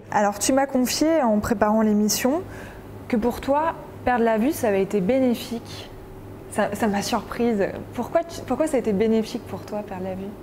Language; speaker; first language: French; native; French